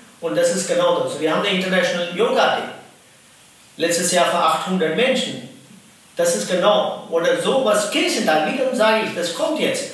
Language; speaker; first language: German; non-native, fluent; Tamil